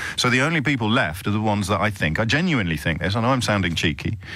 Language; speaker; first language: English; native; English